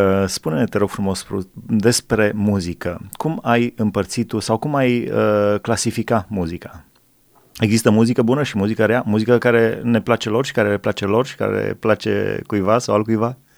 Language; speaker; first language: Romanian; native; Romanian